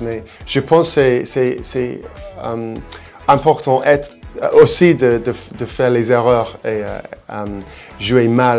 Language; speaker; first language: French; non-native, fluent; English